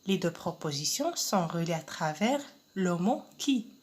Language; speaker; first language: French; non-native, local second language; Arabic